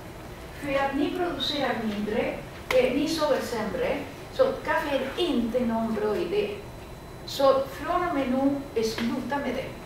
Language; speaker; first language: Swedish; non-native, fluent; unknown